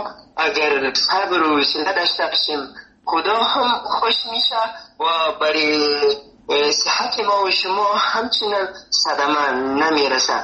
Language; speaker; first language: Persian; native; Persian